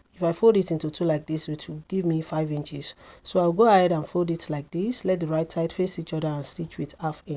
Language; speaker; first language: English; non-native, local second language; Yoruba